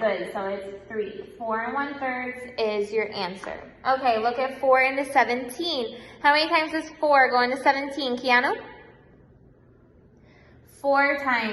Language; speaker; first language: English; native; English